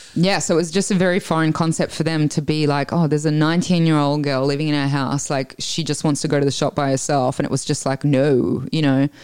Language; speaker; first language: English; early bilingual, other home language; Italian